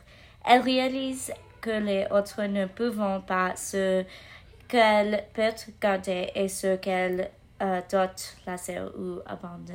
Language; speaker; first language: French; non-native, learner; English